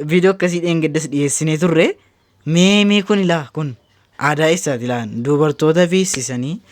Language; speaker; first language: Oromo; native; Oromo